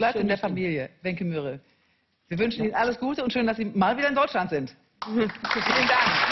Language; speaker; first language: German; native; German